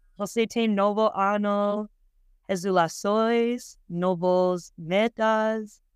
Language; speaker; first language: Portuguese; non-native, learner; English